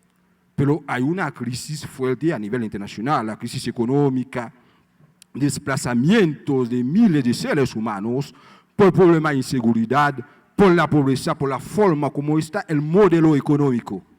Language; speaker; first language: Spanish; non-native, fluent; Haitian Creole